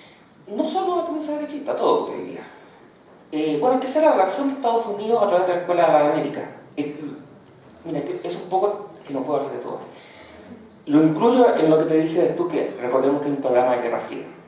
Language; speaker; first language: Spanish; native; Spanish